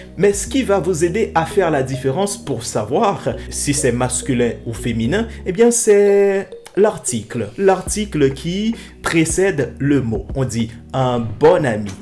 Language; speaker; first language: French; non-native, local second language; Haitian Creole